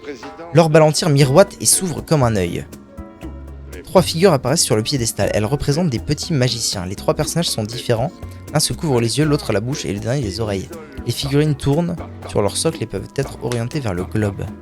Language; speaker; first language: French; native; French